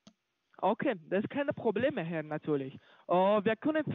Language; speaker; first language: German; non-native, learner; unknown